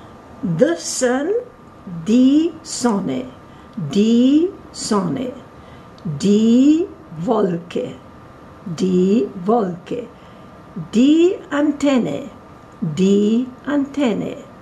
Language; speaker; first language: German; non-native, fluent; Portuguese